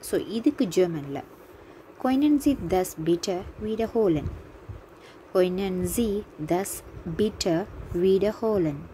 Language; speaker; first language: German; non-native, learner; Tamil